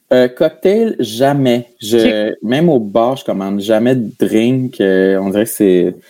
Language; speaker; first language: French; native; French